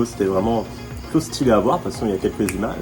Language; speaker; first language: French; native; French